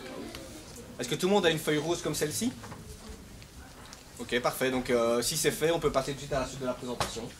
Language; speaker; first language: French; native; French